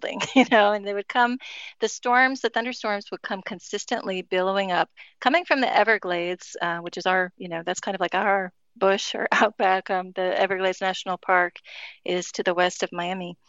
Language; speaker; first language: English; native; English